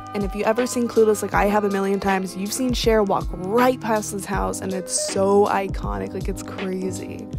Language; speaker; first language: English; native; English